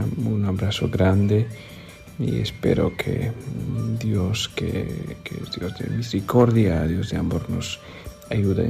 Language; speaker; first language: Spanish; non-native, fluent; Polish